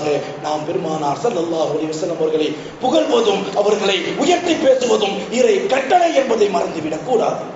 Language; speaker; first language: Tamil; native; Tamil